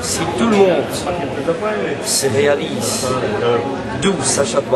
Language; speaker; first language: French; non-native, local second language; Dutch